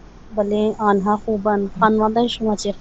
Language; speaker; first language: Persian; non-native, learner; Urdu